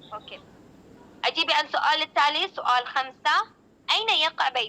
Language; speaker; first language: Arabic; non-native, learner; Hindi